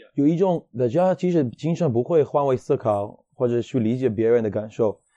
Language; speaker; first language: Chinese; non-native, fluent; Hebrew